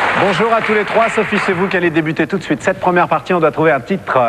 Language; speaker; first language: French; native; French